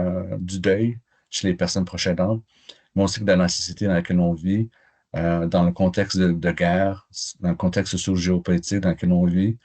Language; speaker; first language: French; native; French